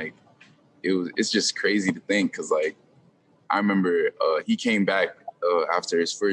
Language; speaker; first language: English; native; English